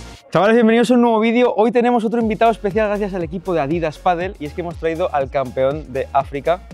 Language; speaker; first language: Spanish; native; Spanish